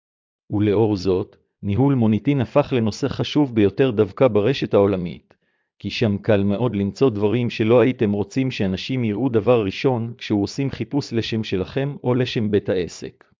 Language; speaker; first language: Hebrew; native; Hebrew